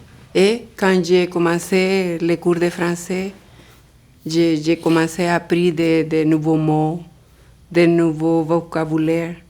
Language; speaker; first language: French; non-native, local second language; Spanish